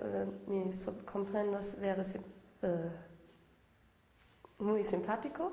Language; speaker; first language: Spanish; non-native, learner; German